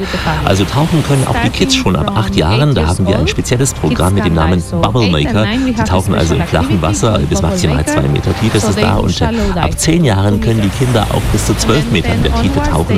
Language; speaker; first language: German; native; German